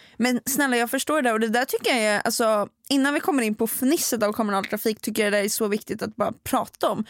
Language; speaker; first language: Swedish; native; Swedish